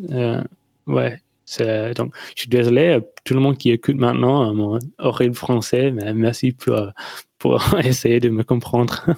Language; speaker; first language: French; non-native, learner; English